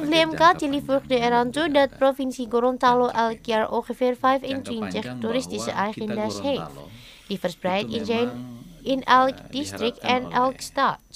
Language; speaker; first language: Dutch; non-native, learner; Indonesian